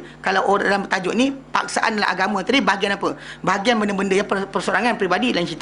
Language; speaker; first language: Malay; native; Malay